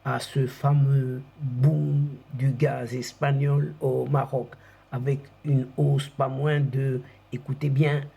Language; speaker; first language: French; non-native, local second language; Arabic